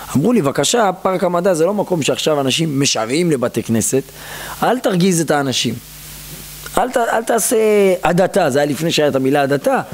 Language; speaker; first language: Hebrew; native; Hebrew